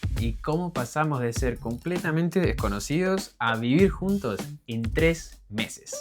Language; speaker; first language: Spanish; native; Spanish